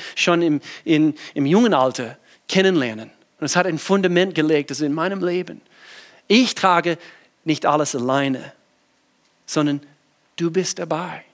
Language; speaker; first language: German; non-native, fluent; English